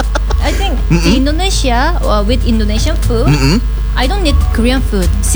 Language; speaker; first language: English; non-native, learner; Korean